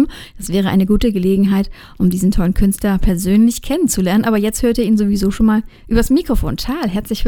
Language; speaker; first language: German; native; German